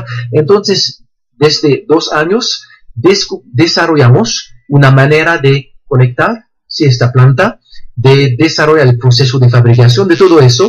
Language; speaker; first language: Spanish; non-native, fluent; French